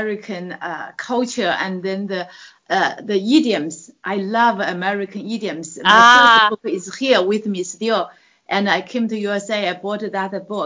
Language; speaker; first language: English; non-native, fluent; Chinese